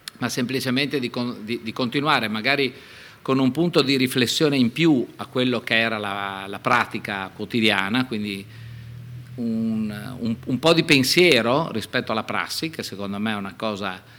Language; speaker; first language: Italian; native; Italian